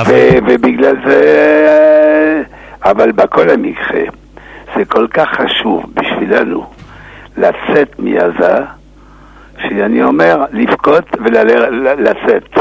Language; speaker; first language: Hebrew; non-native, fluent; English